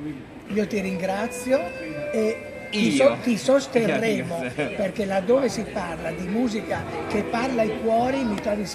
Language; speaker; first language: Italian; native; Italian